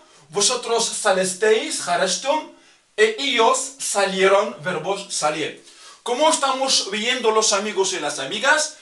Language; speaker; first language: Spanish; non-native, fluent; Arabic